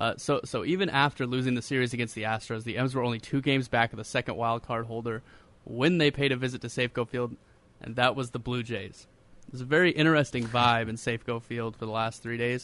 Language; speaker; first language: English; native; English